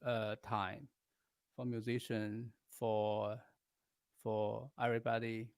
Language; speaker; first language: English; non-native, learner; Chinese